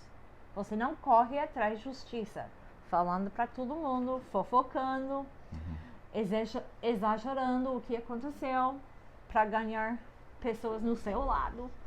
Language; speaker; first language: Portuguese; non-native, fluent; English